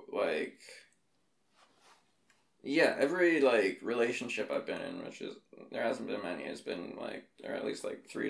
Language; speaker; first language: English; native; English